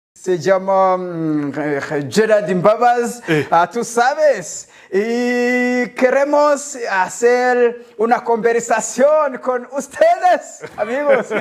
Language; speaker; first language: Spanish; non-native, learner; Kinyarwanda